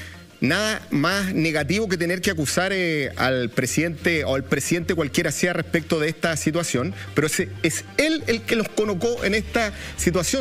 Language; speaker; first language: Spanish; native; Spanish